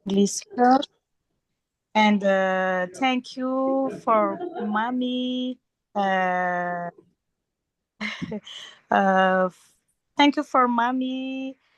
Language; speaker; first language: English; non-native, learner; Malagasy